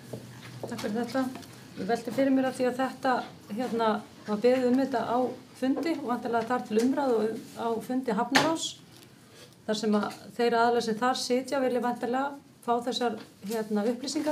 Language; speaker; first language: Icelandic; native; Icelandic